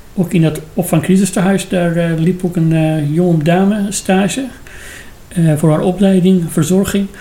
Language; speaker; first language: Dutch; non-native, fluent; Persian